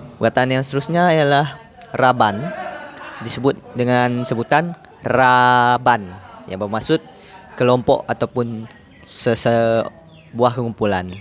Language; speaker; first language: Malay; non-native, local second language; Iban